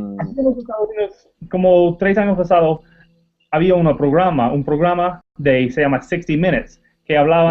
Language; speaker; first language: Spanish; non-native, learner; English